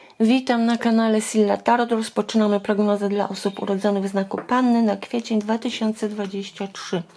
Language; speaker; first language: Polish; native; Polish